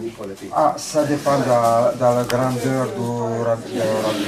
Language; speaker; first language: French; non-native, learner; Italian